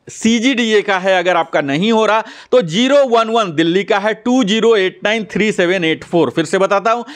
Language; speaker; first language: Hindi; native; Hindi